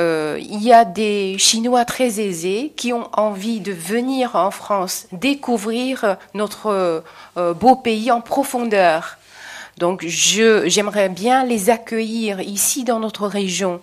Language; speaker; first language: French; non-native, fluent; Chinese